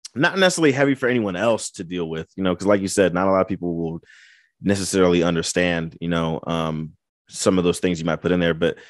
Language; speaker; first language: English; native; English